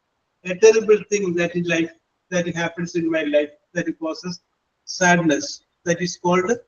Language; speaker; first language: English; non-native, fluent; Malayalam